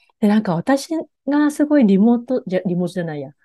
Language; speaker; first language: Japanese; native; Japanese